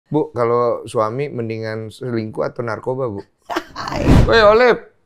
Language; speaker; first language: Indonesian; native; Indonesian